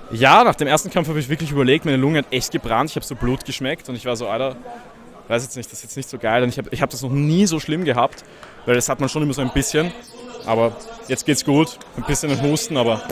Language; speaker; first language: German; native; German